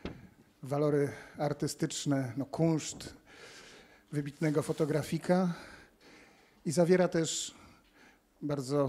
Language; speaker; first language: Polish; native; Polish